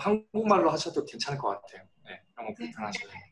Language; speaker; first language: Korean; native; Korean